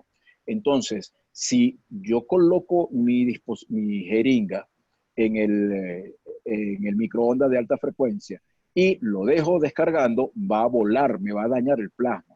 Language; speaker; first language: Spanish; native; Spanish